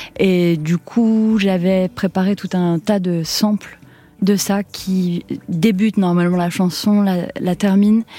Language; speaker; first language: French; native; French